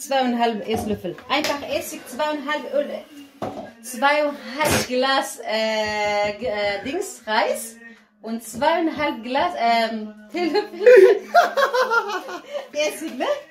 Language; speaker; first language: German; non-native, learner; Kurdish